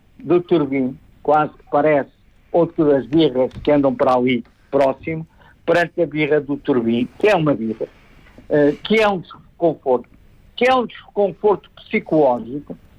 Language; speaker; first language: Portuguese; native; Portuguese